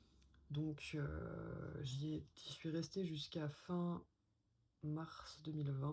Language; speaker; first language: French; native; French